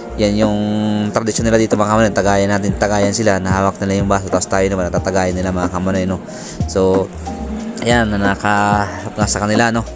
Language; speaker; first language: Filipino; non-native, local second language; Bikol